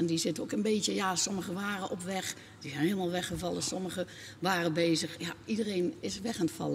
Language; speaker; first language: Dutch; native; Dutch